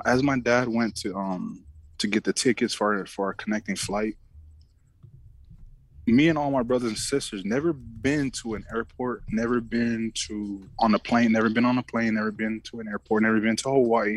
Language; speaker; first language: English; early bilingual, other home language; Samoan